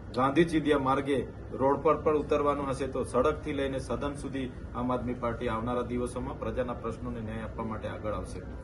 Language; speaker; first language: Gujarati; non-native, local second language; Vasavi